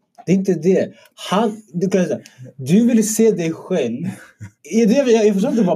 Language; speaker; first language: Swedish; early bilingual, other home language; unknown